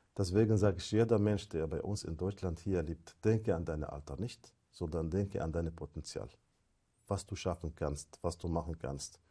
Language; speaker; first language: German; non-native, fluent; Arabic